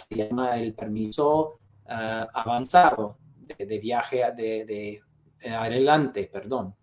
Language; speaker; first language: Spanish; non-native, fluent; English